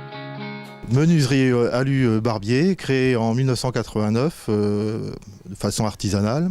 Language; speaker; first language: French; native; French